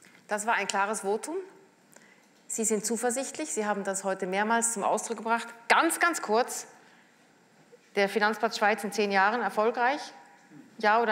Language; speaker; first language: German; native; German